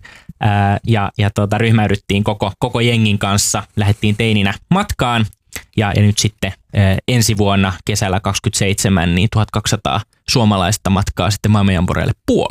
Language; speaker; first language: Finnish; native; Finnish